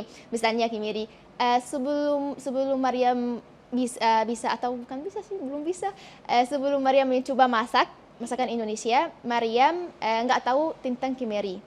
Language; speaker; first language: Indonesian; non-native, fluent; Arabic